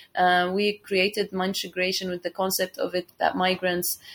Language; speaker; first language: English; non-native, fluent; Arabic